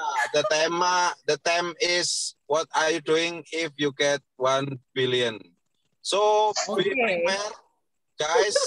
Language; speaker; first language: English; non-native, learner; Indonesian